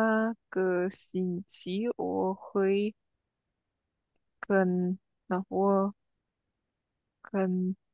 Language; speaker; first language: Chinese; non-native, learner; English